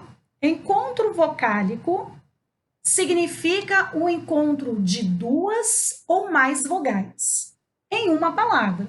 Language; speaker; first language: Portuguese; native; Portuguese